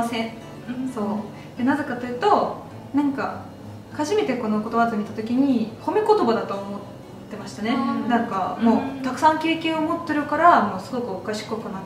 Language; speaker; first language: Japanese; non-native, fluent; Russian